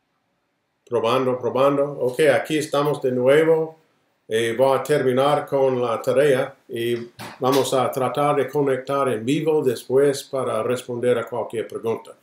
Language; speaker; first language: Spanish; non-native, fluent; English